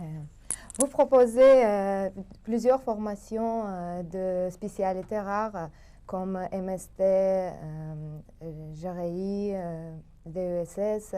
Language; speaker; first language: French; non-native, learner; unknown